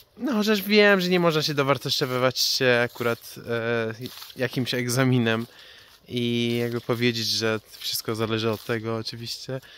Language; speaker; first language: Polish; non-native, fluent; Persian